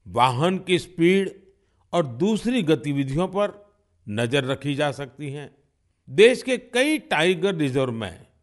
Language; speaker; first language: Hindi; non-native, local second language; Gujarati